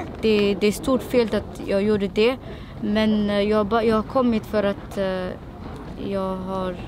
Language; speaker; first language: Swedish; early bilingual, other home language; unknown